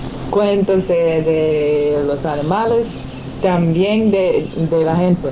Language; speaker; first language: Spanish; non-native, learner; English